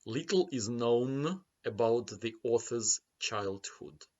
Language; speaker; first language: English; non-native, fluent; Ukrainian